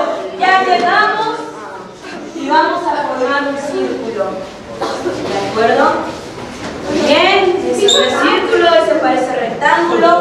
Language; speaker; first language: Spanish; native; Spanish